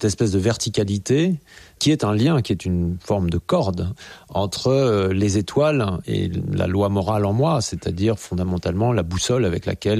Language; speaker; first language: French; native; French